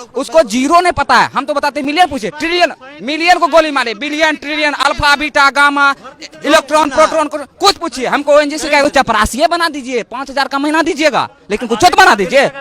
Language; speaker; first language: Hindi; native; Hindi